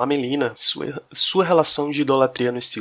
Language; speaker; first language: Portuguese; native; Portuguese